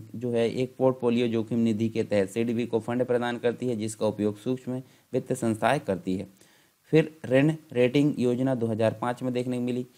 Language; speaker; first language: Hindi; native; Hindi